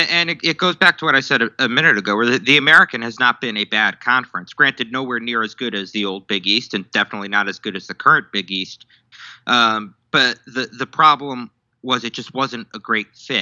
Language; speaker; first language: English; native; English